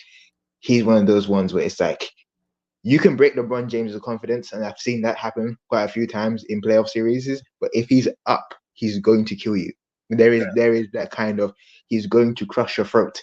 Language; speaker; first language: English; native; English